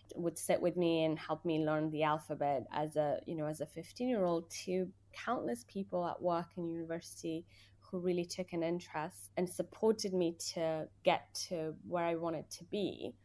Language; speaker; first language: English; early bilingual, other home language; Persian